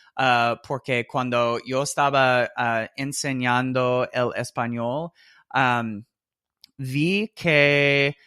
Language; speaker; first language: Spanish; non-native, fluent; English